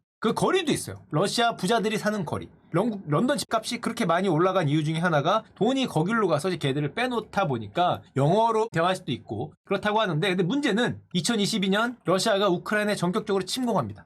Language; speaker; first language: Korean; native; Korean